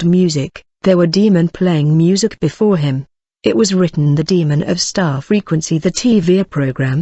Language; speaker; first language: English; non-native, fluent; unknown